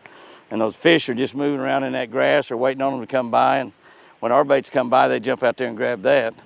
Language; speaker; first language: English; native; English